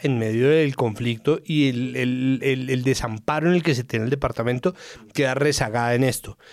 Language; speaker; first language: Spanish; native; Spanish